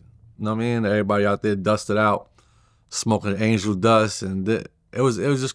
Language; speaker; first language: English; native; English